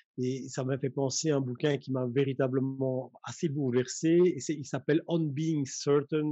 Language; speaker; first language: French; native; French